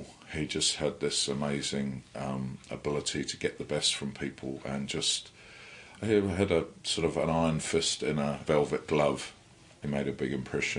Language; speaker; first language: English; native; English